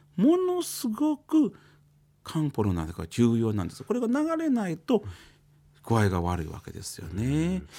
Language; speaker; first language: Japanese; native; Japanese